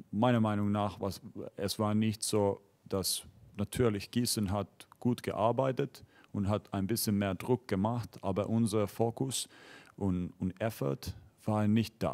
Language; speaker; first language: German; non-native, fluent; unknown